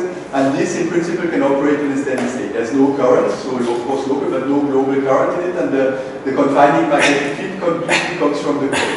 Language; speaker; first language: English; non-native, fluent; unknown